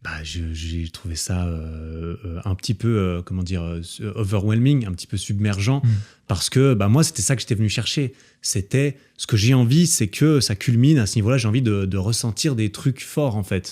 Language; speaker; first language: French; native; French